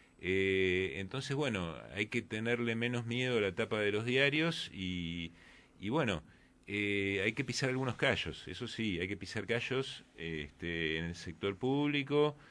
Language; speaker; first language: Spanish; native; Spanish